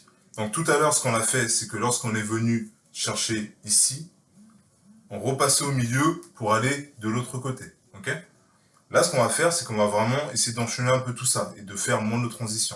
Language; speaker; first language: French; native; French